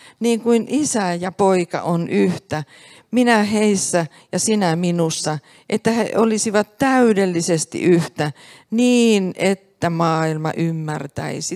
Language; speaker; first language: Finnish; native; Finnish